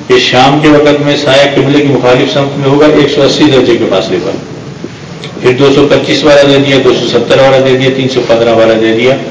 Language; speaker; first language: Urdu; non-native, local second language; Pashto